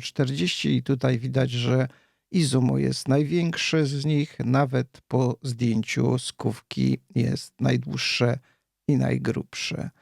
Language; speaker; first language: Polish; native; Polish